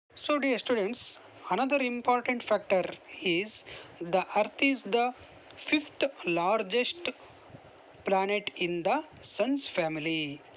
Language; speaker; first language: English; non-native, local second language; Kannada